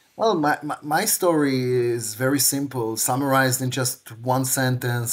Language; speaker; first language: English; non-native, fluent; Hebrew